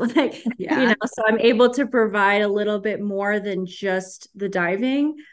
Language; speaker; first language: English; early bilingual, heritage; Spanish